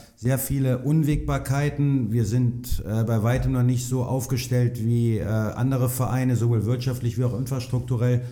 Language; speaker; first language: German; native; German